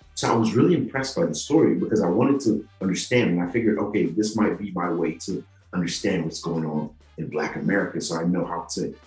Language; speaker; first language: English; non-native, local second language; Yoruba